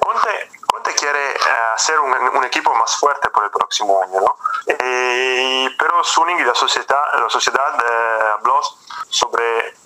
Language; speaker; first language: Spanish; non-native, fluent; Italian